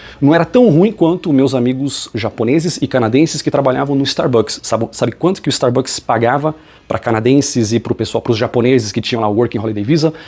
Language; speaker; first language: Portuguese; native; Portuguese